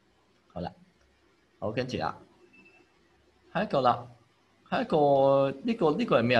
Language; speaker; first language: Cantonese; native; Cantonese